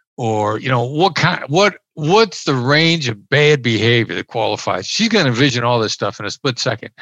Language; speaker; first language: English; native; English